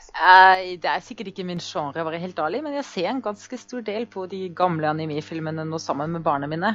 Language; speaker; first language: Norwegian; non-native, fluent; German